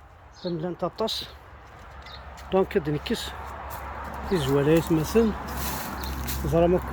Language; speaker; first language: Arabic; native; Arabic